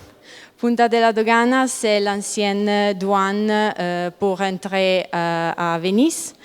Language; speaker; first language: French; non-native, learner; Italian